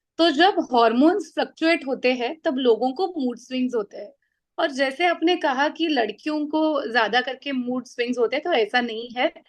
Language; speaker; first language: Hindi; non-native, local second language; Marathi